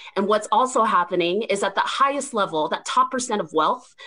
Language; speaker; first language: English; native; English